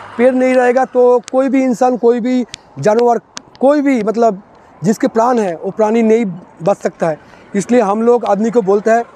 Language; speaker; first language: Hindi; non-native, local second language; Bangla